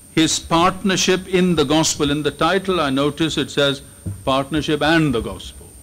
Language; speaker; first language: English; non-native, local second language; Urdu